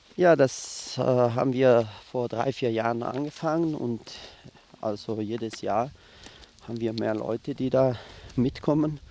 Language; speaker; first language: German; non-native, local second language; Ladin